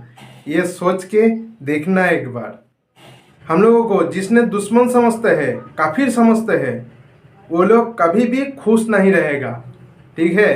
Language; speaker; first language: Hindi; non-native, local second language; Bangla